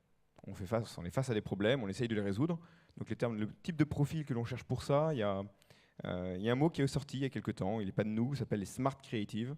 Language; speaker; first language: French; native; French